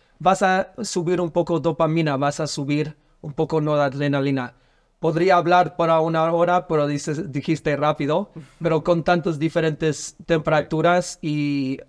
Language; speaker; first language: Spanish; non-native, learner; English